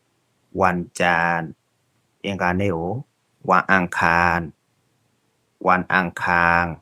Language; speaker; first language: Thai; non-native, fluent; Burmese